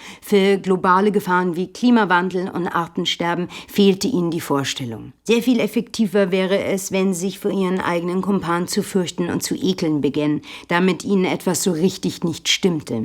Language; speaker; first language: German; native; German